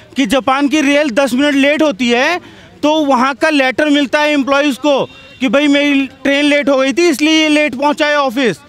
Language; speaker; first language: Hindi; native; Hindi